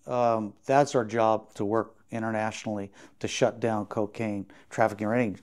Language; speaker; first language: English; native; English